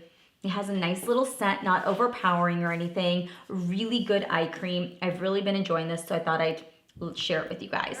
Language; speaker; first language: English; native; English